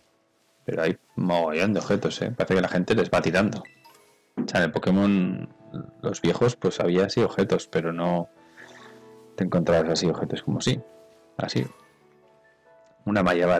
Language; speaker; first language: Spanish; native; Spanish